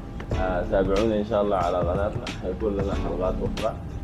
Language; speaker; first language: Arabic; native; Arabic